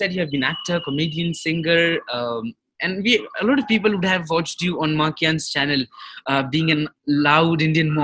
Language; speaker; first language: English; non-native, local second language; Marwari